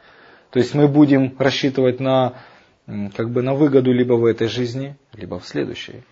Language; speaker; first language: Russian; native; Russian